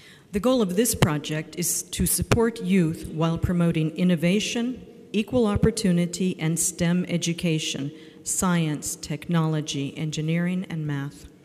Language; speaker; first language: English; native; English